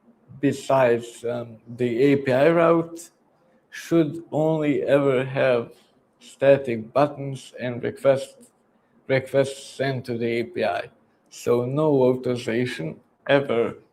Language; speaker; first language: English; non-native, fluent; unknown